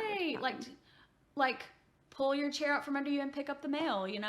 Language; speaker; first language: English; native; English